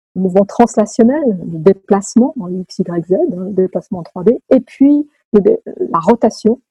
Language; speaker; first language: French; native; French